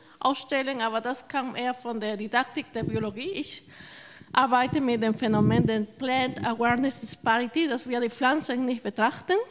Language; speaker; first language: German; non-native, fluent; Spanish